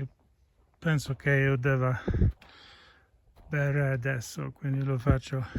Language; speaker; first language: Italian; non-native, fluent; English